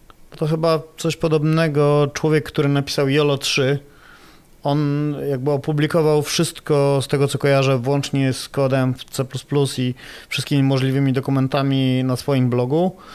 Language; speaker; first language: Polish; native; Polish